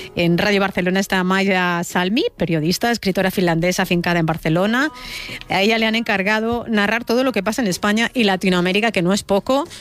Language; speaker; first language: Spanish; native; Spanish